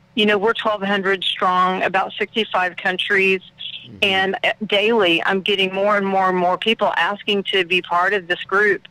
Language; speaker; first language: English; native; English